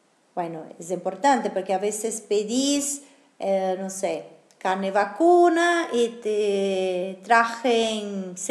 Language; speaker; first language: Spanish; non-native, fluent; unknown